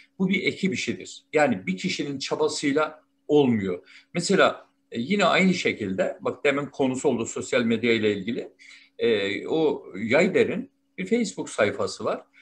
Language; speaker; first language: Turkish; native; Turkish